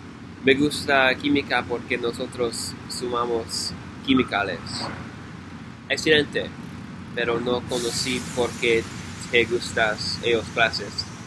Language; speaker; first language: Spanish; non-native, learner; English